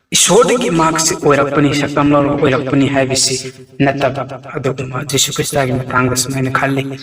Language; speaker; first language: Manipuri; non-native, local second language; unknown